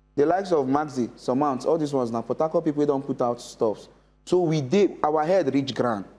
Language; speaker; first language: Nigerian Pidgin; native; Nigerian Pidgin